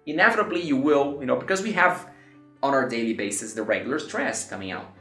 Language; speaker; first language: English; non-native, fluent; Portuguese